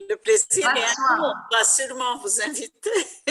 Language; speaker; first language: French; non-native, local second language; Arabic